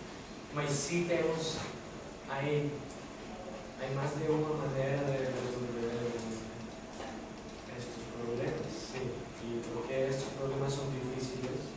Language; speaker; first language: Portuguese; non-native, learner; Spanish